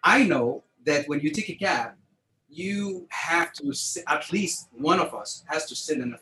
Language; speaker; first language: English; non-native, fluent; French